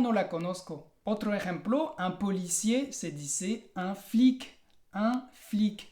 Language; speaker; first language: Spanish; non-native, fluent; French